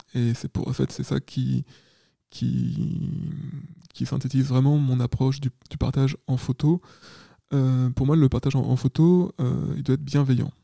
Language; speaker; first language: French; native; French